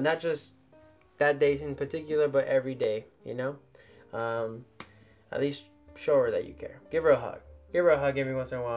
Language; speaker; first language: English; early bilingual, other home language; Spanish